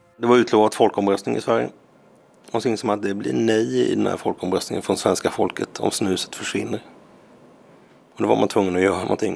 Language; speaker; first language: Swedish; native; Swedish